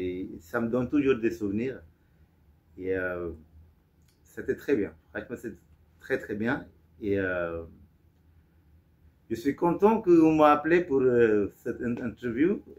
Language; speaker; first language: French; non-native, fluent; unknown